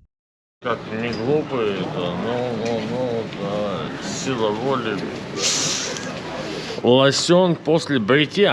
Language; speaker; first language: Russian; native; Russian